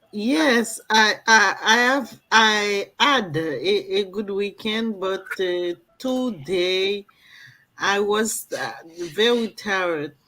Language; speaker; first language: English; non-native, learner; French